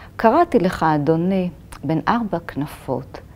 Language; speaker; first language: Hebrew; native; Hebrew